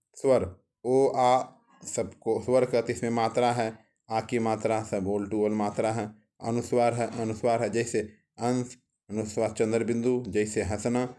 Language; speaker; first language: Hindi; native; Hindi